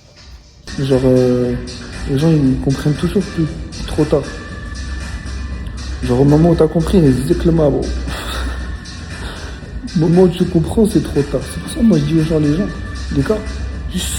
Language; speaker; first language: French; non-native, local second language; Arabic